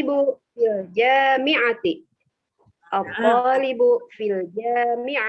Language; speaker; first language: Arabic; non-native, learner; Indonesian